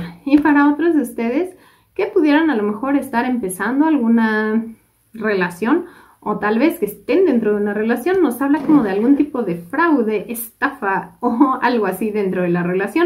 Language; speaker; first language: Spanish; native; Spanish